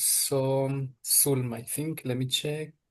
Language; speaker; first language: English; non-native, fluent; Spanish